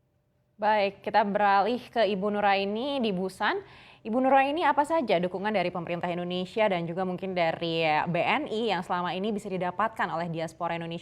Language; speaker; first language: Indonesian; native; Indonesian